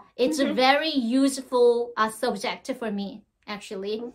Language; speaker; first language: English; non-native, learner; Korean